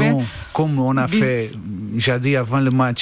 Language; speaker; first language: French; non-native, fluent; Portuguese